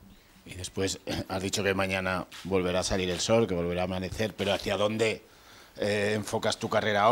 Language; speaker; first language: Spanish; native; Spanish